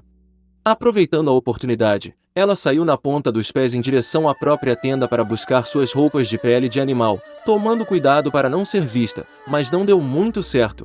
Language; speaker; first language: Portuguese; native; Portuguese